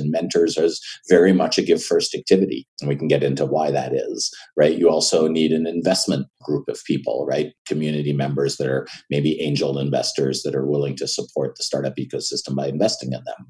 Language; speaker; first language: English; native; English